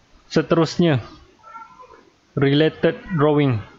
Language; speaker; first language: English; non-native, local second language; Malay